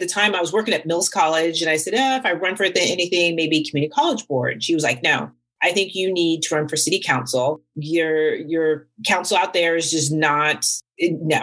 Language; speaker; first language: English; native; English